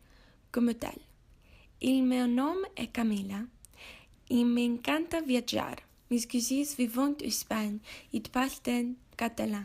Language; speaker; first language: French; non-native, learner; English